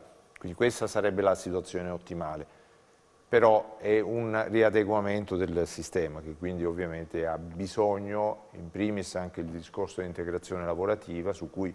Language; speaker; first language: Italian; native; Italian